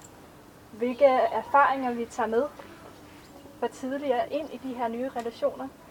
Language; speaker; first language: Danish; native; Danish